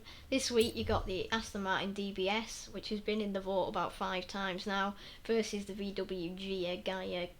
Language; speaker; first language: English; native; English